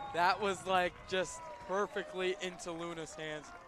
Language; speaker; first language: English; native; English